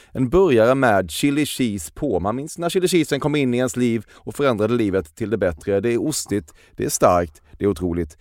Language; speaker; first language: Swedish; native; Swedish